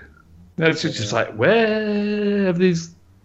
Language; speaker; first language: English; native; English